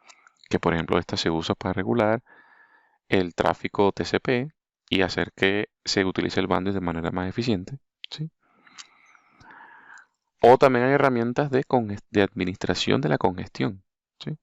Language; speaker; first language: Spanish; native; Spanish